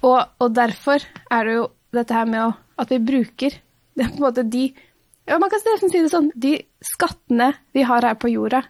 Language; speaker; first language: Norwegian; native; Norwegian